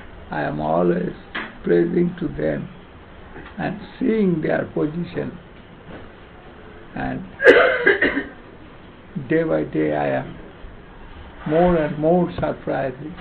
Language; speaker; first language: English; non-native, local second language; Bangla